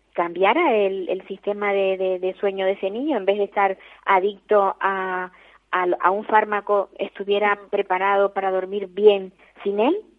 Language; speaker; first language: Spanish; native; Spanish